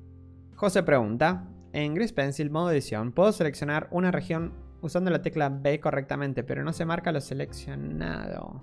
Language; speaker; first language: Spanish; native; Spanish